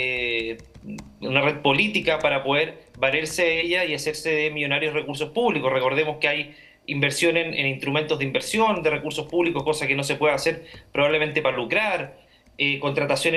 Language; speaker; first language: Spanish; native; Spanish